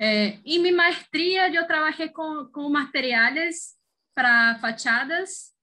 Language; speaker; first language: Spanish; non-native, learner; Portuguese